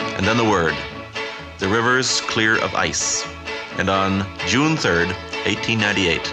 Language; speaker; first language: English; native; English